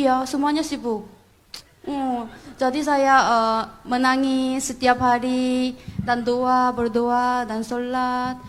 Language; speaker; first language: Indonesian; non-native, fluent; Korean